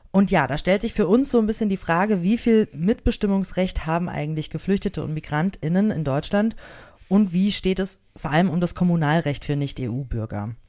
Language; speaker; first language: German; native; German